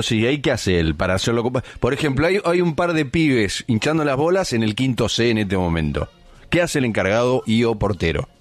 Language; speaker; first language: Spanish; native; Spanish